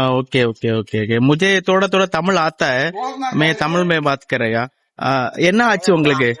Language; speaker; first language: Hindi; non-native, local second language; Tamil